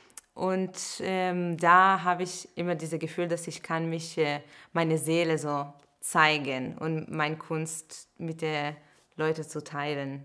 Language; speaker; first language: German; non-native, fluent; Hebrew